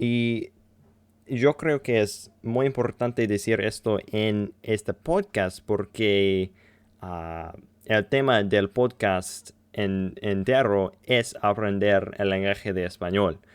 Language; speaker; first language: Spanish; non-native, learner; English